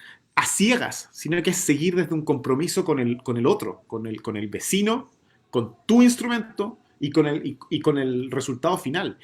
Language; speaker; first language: Spanish; native; Spanish